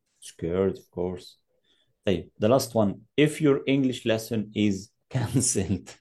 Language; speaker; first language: English; non-native, fluent; Arabic